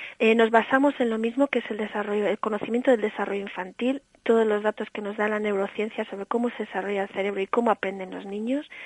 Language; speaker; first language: Spanish; early bilingual, heritage; Spanish